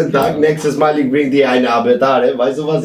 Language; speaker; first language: German; non-native, learner; Albanian